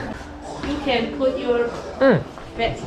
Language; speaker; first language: English; non-native, learner; Chinese